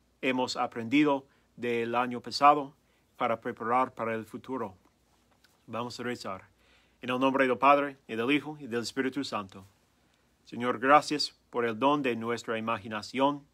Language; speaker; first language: Spanish; non-native, fluent; English